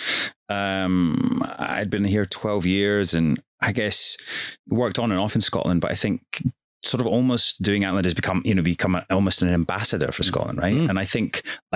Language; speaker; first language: English; native; English